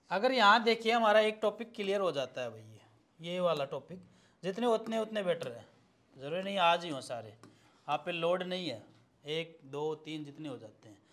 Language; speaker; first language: Hindi; native; Hindi